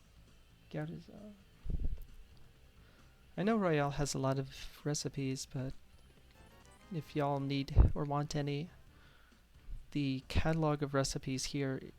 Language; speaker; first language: English; native; English